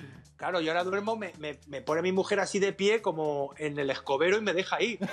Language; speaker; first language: Spanish; native; Spanish